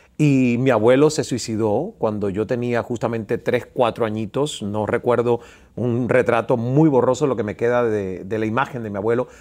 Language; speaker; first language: Spanish; native; Spanish